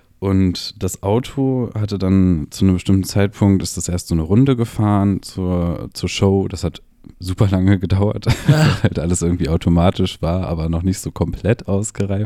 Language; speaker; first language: German; native; German